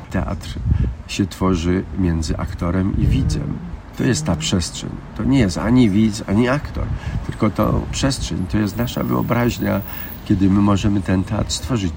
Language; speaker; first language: Polish; native; Polish